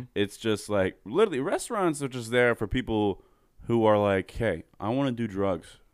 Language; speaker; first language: English; native; English